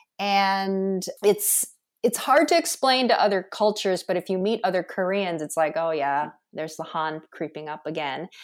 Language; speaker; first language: English; early bilingual, other home language; Korean